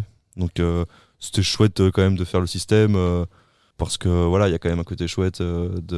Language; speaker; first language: French; native; French